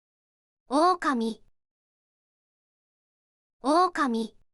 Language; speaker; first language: Japanese; native; Japanese